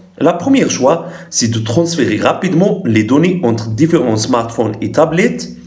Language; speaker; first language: French; non-native, local second language; Arabic